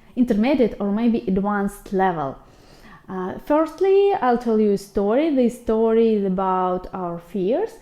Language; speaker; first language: English; non-native, fluent; Russian